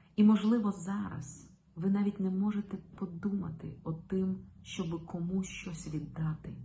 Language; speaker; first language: Ukrainian; non-native, local second language; Russian